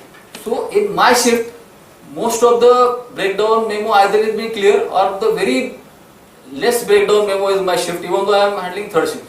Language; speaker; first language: English; non-native, local second language; Marathi